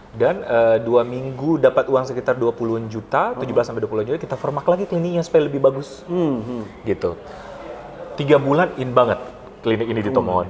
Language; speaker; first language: Indonesian; native; Indonesian